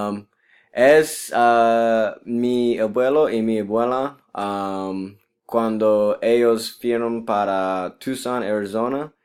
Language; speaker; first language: Spanish; non-native, learner; English